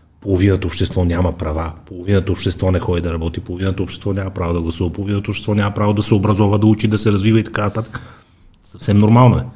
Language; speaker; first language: Bulgarian; native; Bulgarian